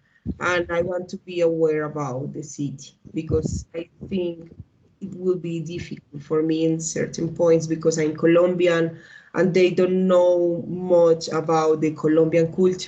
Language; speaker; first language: English; non-native, learner; Spanish